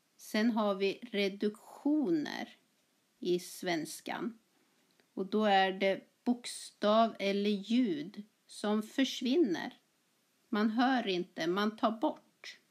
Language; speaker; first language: Swedish; native; Swedish